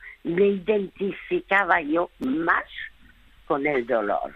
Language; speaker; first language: Spanish; early bilingual, other home language; French